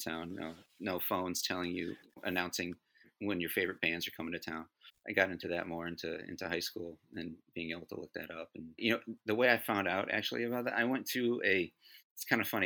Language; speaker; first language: English; native; English